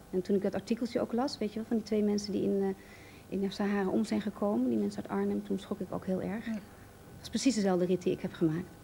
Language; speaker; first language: Dutch; native; Dutch